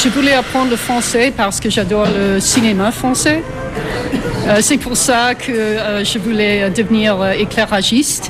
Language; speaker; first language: French; non-native, fluent; English